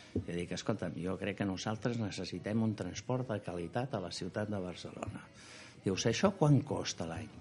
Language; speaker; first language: Catalan; native; Catalan